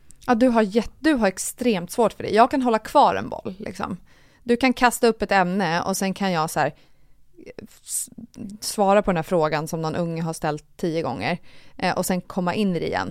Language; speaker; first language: Swedish; native; Swedish